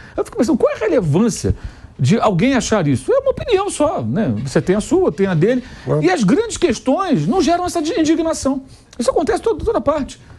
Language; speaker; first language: Portuguese; native; Portuguese